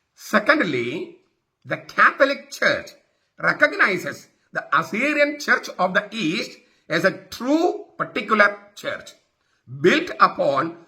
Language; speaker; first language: English; non-native, local second language; Malayalam